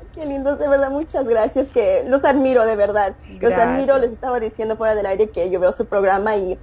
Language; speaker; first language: Spanish; early bilingual, heritage; Spanish